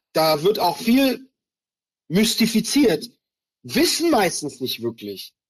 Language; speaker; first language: German; early bilingual, other home language; Hebrew